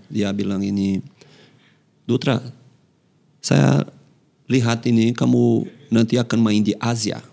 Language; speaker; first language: Indonesian; non-native, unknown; Portuguese